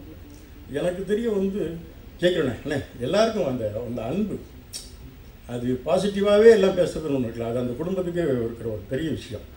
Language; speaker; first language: Tamil; native; Tamil